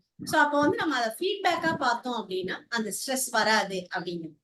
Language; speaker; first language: Tamil; native; Tamil